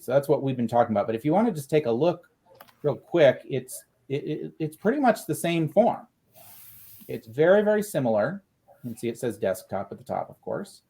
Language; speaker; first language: English; native; English